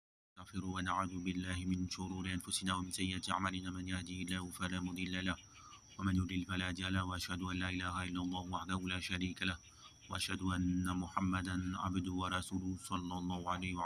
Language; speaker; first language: Arabic; non-native, fluent; French